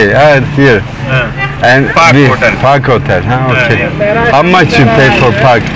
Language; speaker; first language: English; non-native, learner; Turkish